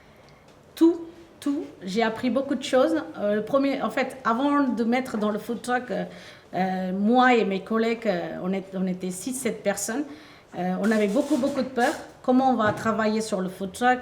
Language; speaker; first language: French; non-native, fluent; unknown